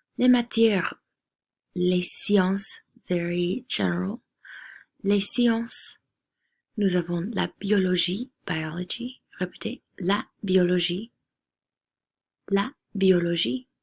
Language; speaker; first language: French; non-native, fluent; English